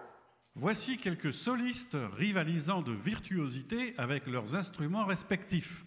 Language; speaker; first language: French; native; French